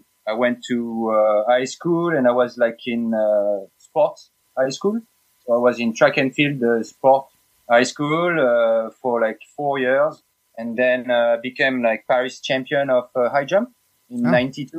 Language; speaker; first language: English; non-native, fluent; French